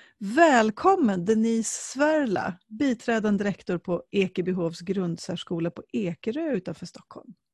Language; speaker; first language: Swedish; native; Swedish